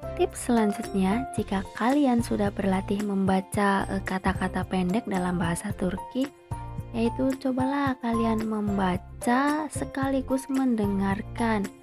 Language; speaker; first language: Indonesian; native; Indonesian